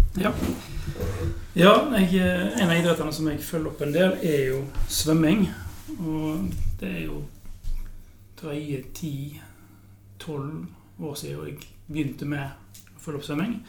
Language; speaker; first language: Norwegian; native; Norwegian